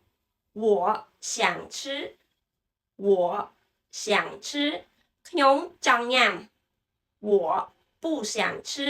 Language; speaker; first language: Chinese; non-native, fluent; Khmer